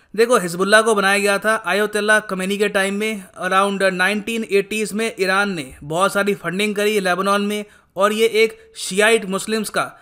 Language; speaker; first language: Hindi; native; Hindi